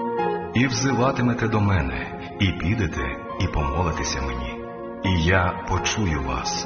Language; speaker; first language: Ukrainian; native; Ukrainian